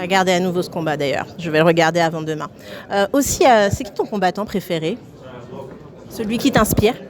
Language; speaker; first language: French; native; French